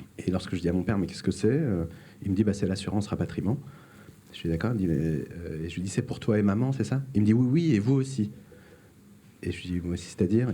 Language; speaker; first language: French; early bilingual, other home language; Arabic